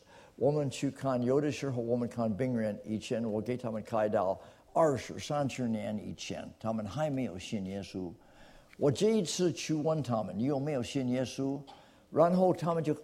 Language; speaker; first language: Chinese; non-native, fluent; English